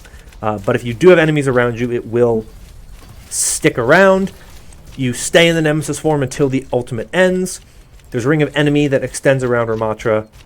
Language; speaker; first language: English; native; English